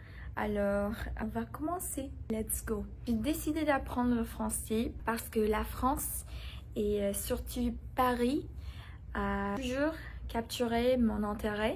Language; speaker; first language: French; non-native, learner; English